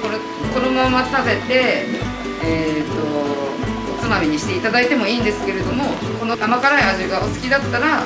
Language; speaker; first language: Japanese; native; Japanese